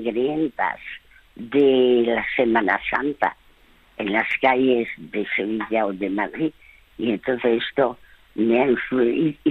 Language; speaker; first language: Spanish; early bilingual, other home language; French